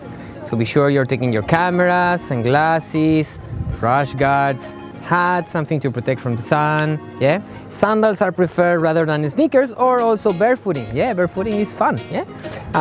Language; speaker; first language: English; non-native, fluent; Spanish